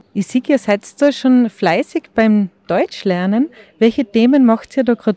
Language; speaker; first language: German; native; German